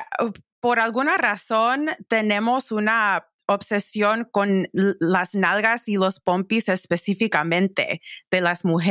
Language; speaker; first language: Spanish; early bilingual, heritage; English